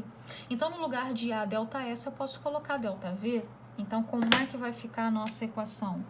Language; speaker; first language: Portuguese; native; Portuguese